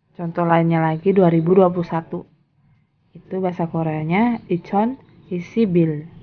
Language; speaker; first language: Indonesian; native; Indonesian